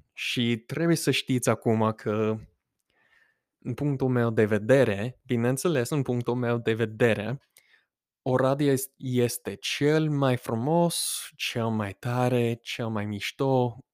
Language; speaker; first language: Romanian; non-native, fluent; English